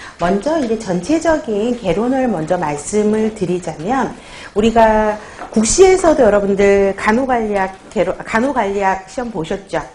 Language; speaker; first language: Korean; native; Korean